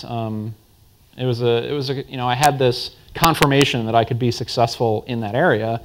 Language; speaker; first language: English; native; English